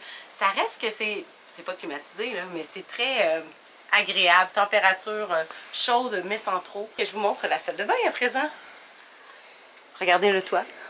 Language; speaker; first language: French; native; French